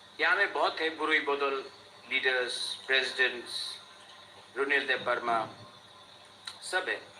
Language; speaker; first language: Hindi; non-native, local second language; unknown